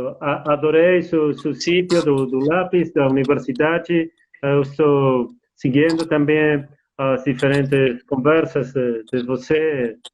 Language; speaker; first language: Portuguese; non-native, fluent; Spanish